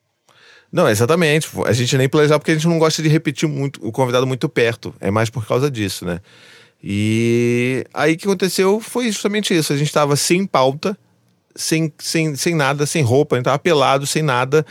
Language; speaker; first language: Portuguese; native; Portuguese